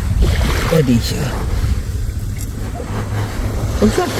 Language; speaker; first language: Korean; non-native, learner; Nepali